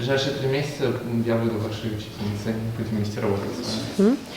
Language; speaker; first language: Russian; native; Russian